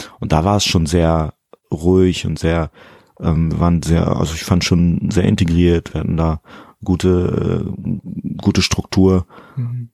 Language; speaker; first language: German; early bilingual, other home language; Fula